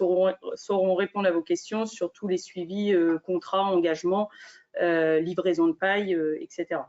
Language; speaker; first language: French; native; French